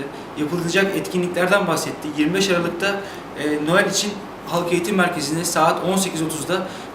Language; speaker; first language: Turkish; native; Turkish